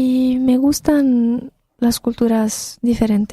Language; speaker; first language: Spanish; non-native, fluent; Arabic